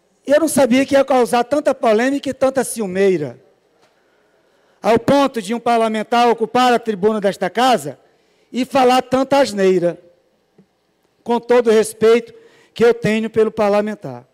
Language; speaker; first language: Portuguese; native; Portuguese